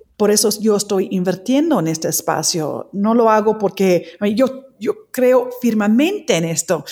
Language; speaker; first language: Spanish; non-native, fluent; English